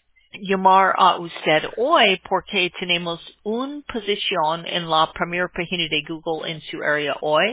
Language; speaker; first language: Spanish; non-native, learner; English